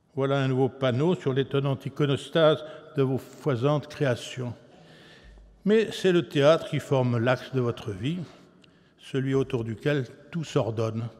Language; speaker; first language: French; native; French